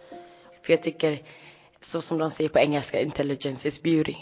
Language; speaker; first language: Swedish; early bilingual, other home language; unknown